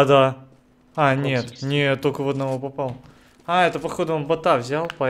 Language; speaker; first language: Russian; native; Russian